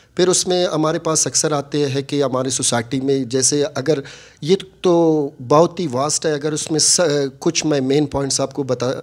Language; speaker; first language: Urdu; non-native, local second language; Baluchi